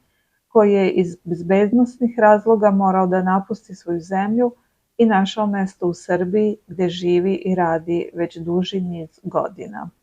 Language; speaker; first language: Serbian; native; Serbian